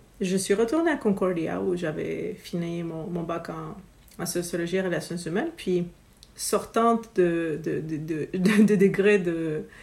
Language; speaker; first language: French; non-native, fluent; Romanian